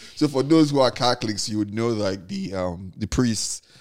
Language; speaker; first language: English; non-native, local second language; Igbo